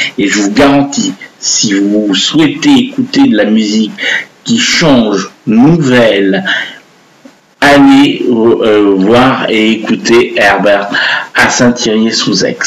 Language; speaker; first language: French; native; French